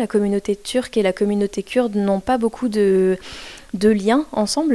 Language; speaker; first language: French; native; French